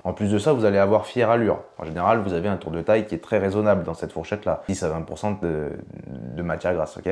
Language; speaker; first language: French; native; French